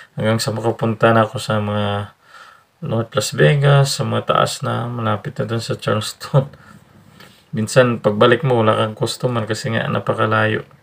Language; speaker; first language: Filipino; native; Filipino